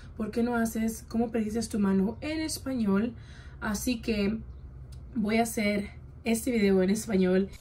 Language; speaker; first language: Spanish; early bilingual, heritage; Spanish